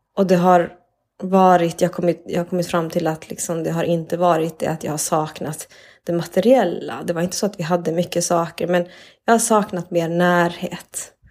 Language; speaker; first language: Swedish; early bilingual, other home language; Spanish